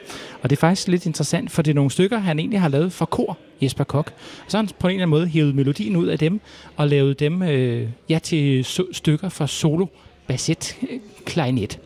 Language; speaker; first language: Danish; native; Danish